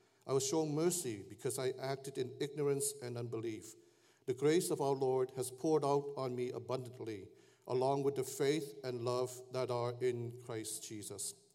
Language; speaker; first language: English; early bilingual, other home language; Vietnamese